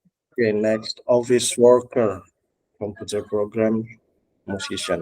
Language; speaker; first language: English; non-native, learner; Indonesian